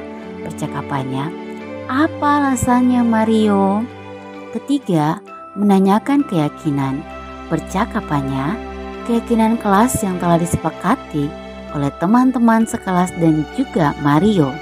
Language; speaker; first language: Indonesian; native; Indonesian